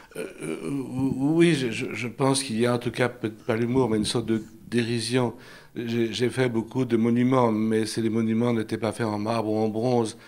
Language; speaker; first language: French; native; French